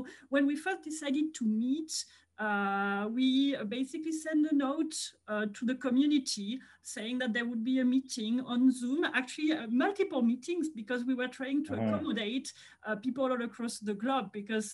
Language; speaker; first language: English; non-native, fluent; French